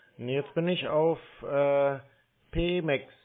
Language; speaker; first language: German; native; German